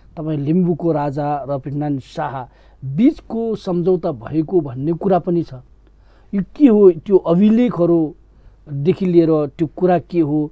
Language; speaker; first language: Nepali; non-native, local second language; Newari